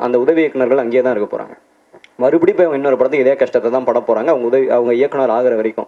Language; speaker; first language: Tamil; native; Tamil